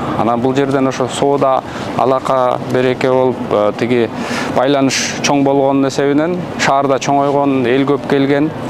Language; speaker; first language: Kyrgyz; native; Kyrgyz